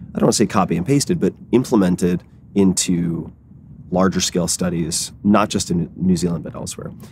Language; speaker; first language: English; native; English